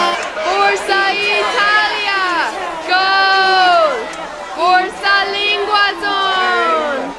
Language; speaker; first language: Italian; non-native, learner; English